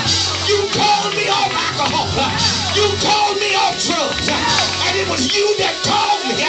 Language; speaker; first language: English; native; English